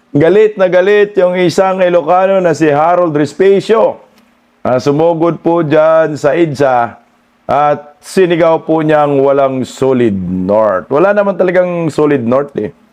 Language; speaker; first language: Filipino; non-native, local second language; Cebuano